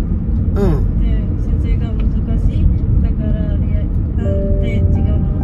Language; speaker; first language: Japanese; non-native, learner; Indonesian